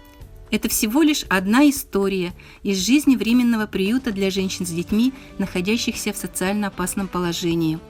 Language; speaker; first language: Russian; native; Russian